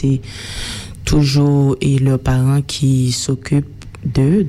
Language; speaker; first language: French; non-native, local second language; Haitian Creole